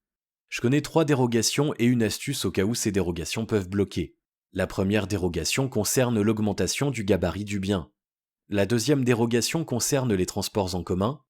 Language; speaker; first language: French; native; French